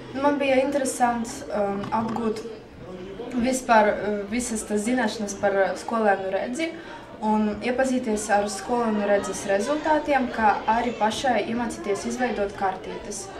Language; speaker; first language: Latvian; non-native, local second language; Russian